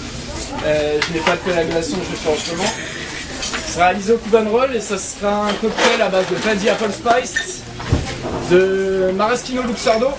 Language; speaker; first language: French; non-native, fluent; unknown